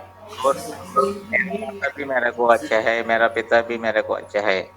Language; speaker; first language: Hindi; non-native, local second language; Telugu